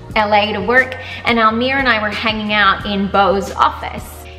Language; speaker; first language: English; native; English